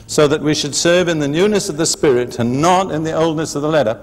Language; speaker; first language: English; native; English